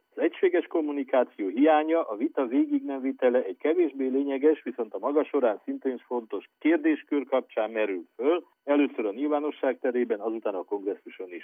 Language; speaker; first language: Hungarian; native; Hungarian